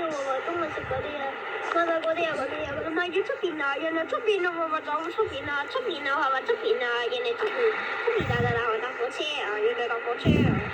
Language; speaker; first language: Cantonese; early bilingual, heritage; Cantonese